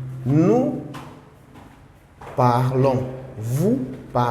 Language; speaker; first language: French; non-native, fluent; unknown